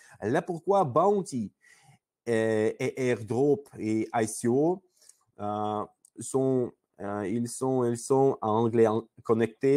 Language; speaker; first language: French; non-native, learner; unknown